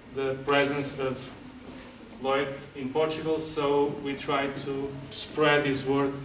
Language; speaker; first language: English; non-native, fluent; Portuguese